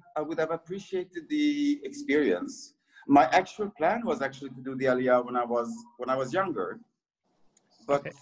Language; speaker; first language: English; early bilingual, other home language; French